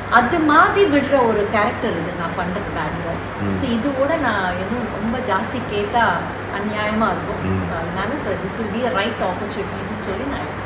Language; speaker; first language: Tamil; non-native, local second language; Telugu